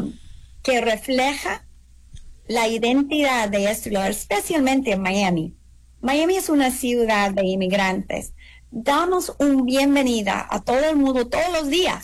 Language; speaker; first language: Spanish; early bilingual, heritage; English